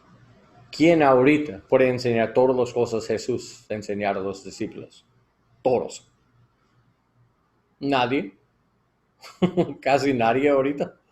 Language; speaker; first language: Spanish; non-native, learner; English